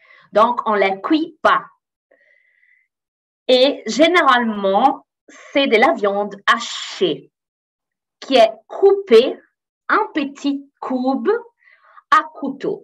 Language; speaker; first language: French; non-native, fluent; Italian